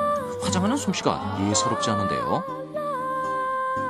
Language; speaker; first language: Korean; native; Korean